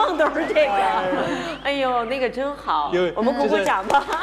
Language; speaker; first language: Chinese; native; Chinese